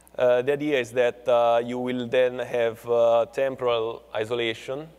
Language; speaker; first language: English; non-native, fluent; Italian